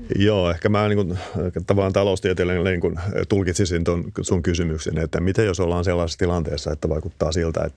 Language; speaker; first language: Finnish; native; Finnish